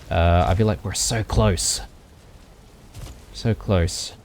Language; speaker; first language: English; native; English